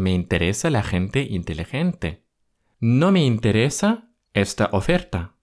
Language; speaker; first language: Spanish; non-native, fluent; Russian